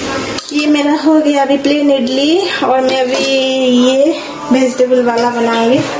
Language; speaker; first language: Hindi; native; Hindi